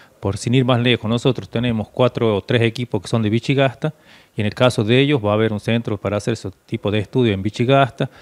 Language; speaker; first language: Spanish; native; Spanish